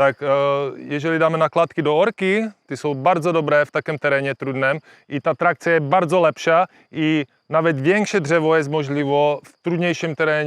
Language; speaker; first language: Polish; non-native, learner; Czech